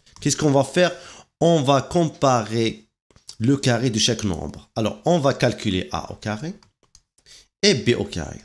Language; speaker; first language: French; non-native, local second language; Arabic